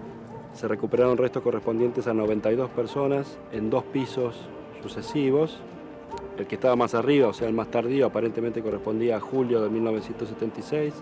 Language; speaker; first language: Spanish; native; Spanish